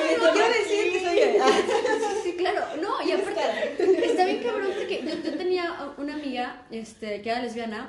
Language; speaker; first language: Spanish; native; Spanish